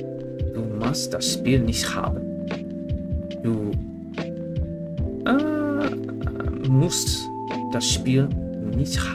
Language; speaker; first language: German; non-native, learner; English